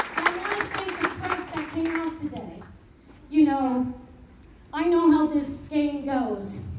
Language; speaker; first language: English; native; English